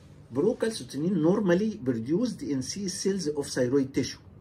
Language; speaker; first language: English; non-native, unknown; Arabic